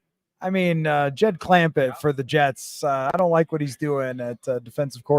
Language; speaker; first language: English; native; English